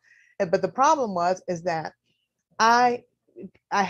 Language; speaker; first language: English; native; English